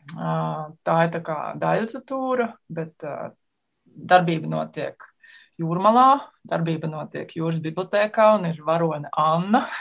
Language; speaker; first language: Latvian; native; Latvian